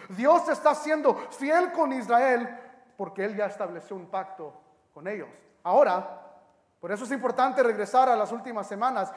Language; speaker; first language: Spanish; early bilingual, heritage; Spanish